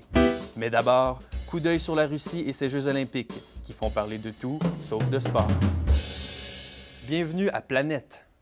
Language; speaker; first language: French; native; French